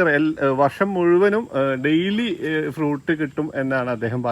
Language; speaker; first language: Malayalam; native; Malayalam